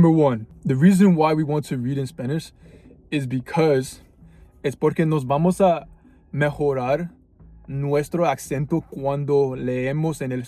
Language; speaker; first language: Spanish; early bilingual, heritage; English